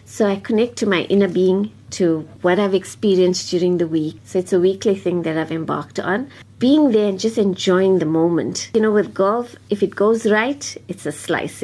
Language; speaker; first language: English; native; English